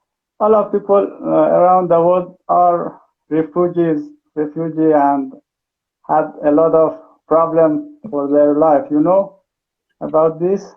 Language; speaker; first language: English; non-native, learner; Persian